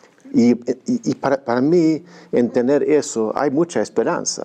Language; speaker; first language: Spanish; non-native, fluent; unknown